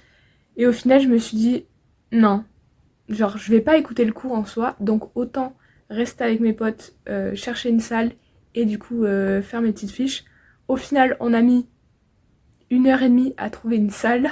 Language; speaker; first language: French; native; French